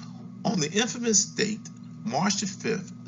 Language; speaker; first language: English; native; English